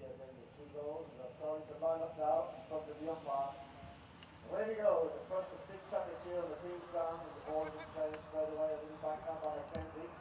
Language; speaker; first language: English; native; English